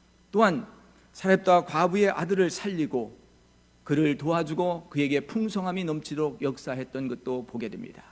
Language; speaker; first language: Korean; native; Korean